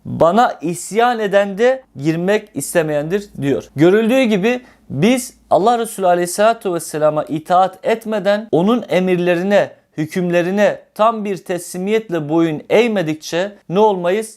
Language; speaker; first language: Turkish; native; Turkish